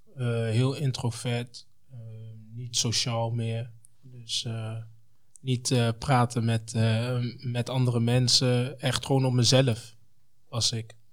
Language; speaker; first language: Dutch; early bilingual, other home language; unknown